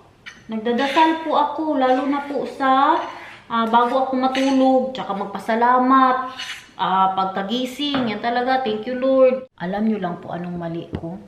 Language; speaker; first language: Filipino; non-native, local second language; Cebuano